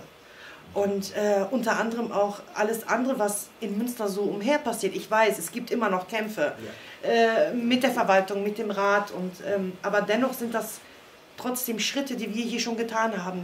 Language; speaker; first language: German; early bilingual, other home language; Croatian